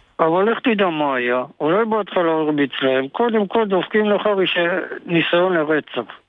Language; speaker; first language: Hebrew; native; Hebrew